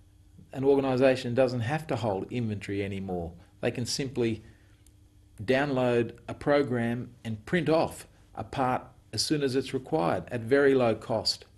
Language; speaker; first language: English; native; English